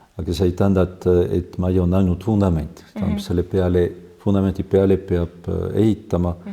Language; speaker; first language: Estonian; non-native, fluent; French